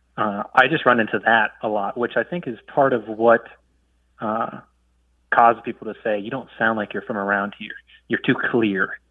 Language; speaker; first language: English; native; English